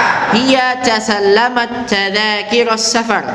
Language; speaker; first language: Arabic; non-native, fluent; Indonesian